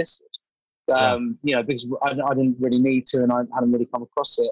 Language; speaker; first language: English; native; English